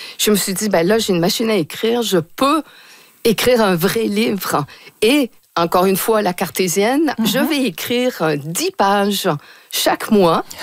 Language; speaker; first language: French; native; French